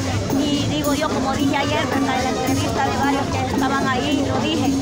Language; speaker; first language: Spanish; native; Spanish